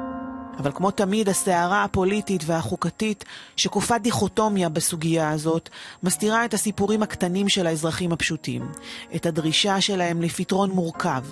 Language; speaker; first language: Hebrew; native; Hebrew